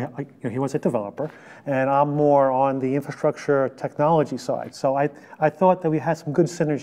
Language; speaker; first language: English; native; English